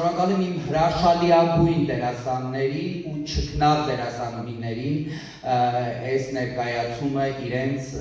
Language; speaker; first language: Armenian; native; Armenian